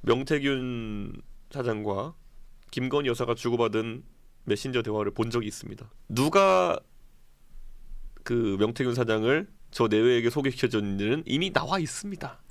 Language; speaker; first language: Korean; native; Korean